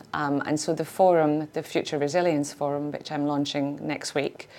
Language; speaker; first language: English; native; English